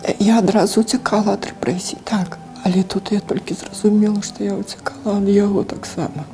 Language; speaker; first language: Belarusian; native; Belarusian